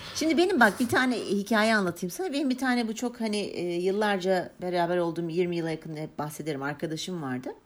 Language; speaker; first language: Turkish; native; Turkish